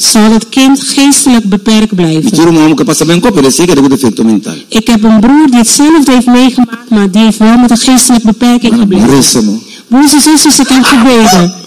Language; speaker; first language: Dutch; non-native, local second language; Papiamento